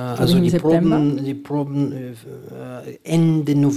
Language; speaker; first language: German; non-native, fluent; Ukrainian